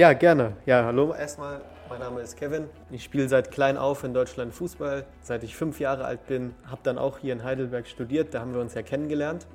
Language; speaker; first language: German; early bilingual, other home language; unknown